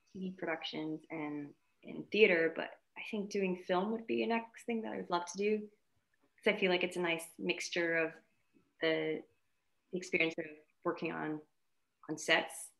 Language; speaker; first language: English; native; English